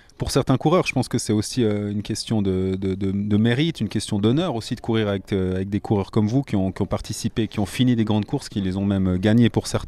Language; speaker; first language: French; native; French